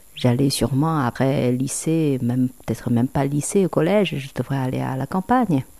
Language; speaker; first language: French; non-native, fluent; Chinese